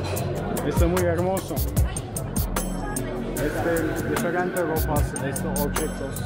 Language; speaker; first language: Spanish; non-native, learner; Turkish